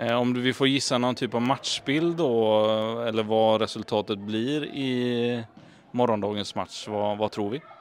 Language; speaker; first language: Swedish; native; Swedish